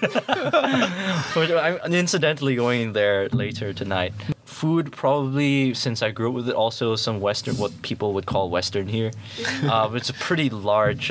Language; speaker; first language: English; non-native, local second language; Filipino